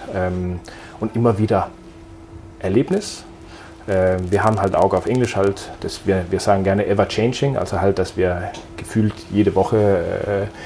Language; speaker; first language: German; non-native, fluent; Danish